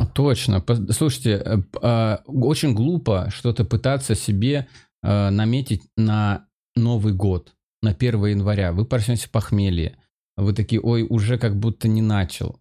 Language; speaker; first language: Russian; native; Russian